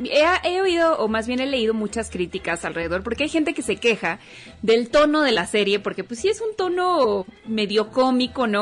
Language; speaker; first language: Spanish; native; Spanish